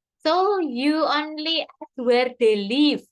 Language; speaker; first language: English; non-native, fluent; Indonesian